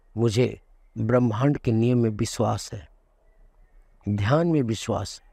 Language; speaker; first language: Hindi; non-native, local second language; Kannada